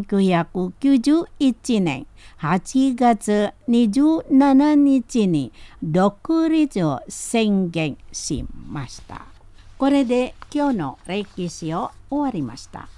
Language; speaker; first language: Japanese; non-native, fluent; Indonesian